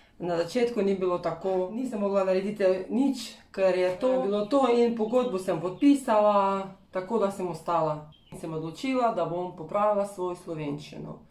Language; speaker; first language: Slovenian; non-native, fluent; Ukrainian